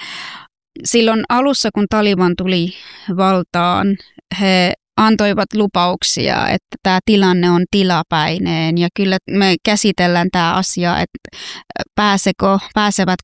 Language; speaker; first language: Finnish; non-native, fluent; Persian